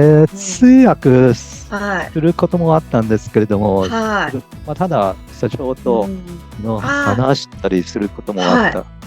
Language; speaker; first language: Japanese; non-native, fluent; Cantonese